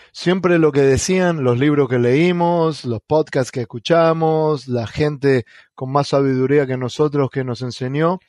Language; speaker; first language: Spanish; native; Spanish